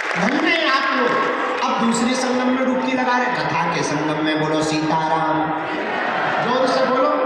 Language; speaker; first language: Hindi; native; Hindi